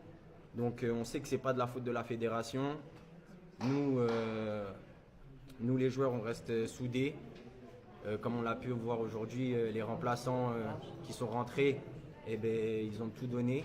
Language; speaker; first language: French; early bilingual, other home language; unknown